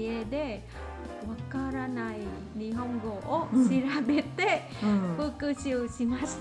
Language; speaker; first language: Japanese; non-native, learner; Vietnamese